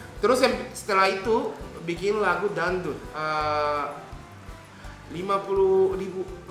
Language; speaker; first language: Indonesian; non-native, fluent; Japanese